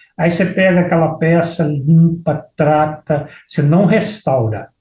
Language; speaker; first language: Portuguese; native; Portuguese